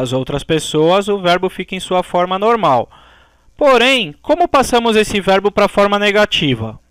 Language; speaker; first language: Portuguese; native; Portuguese